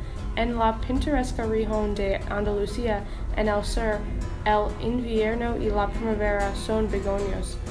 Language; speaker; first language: Spanish; non-native, learner; English